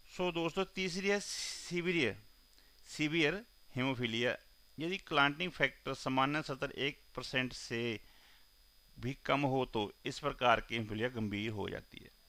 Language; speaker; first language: Hindi; non-native, local second language; Punjabi